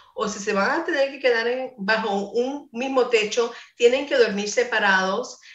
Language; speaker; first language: Spanish; non-native, fluent; English